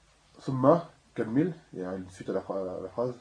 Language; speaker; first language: Arabic; non-native, fluent; French